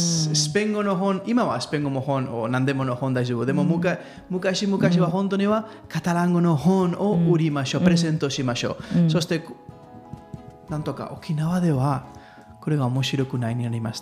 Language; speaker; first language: Japanese; non-native, learner; Catalan